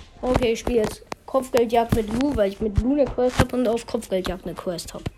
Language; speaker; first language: German; native; German